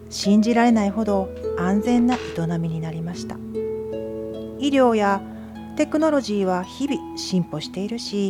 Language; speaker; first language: Japanese; native; Japanese